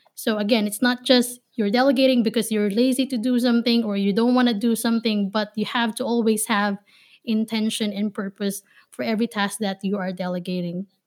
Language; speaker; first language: English; non-native, local second language; Filipino